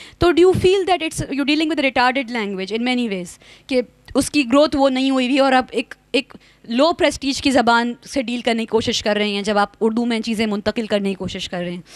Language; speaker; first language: Urdu; native; Urdu